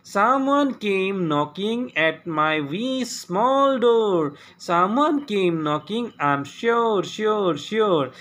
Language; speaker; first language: English; non-native, local second language; Assamese